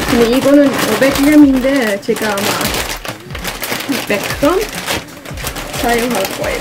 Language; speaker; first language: Korean; non-native, learner; Dutch